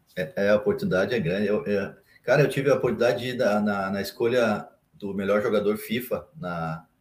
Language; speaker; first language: Portuguese; native; Portuguese